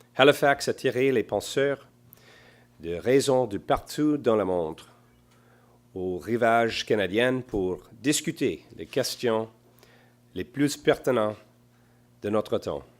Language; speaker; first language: French; non-native, local second language; English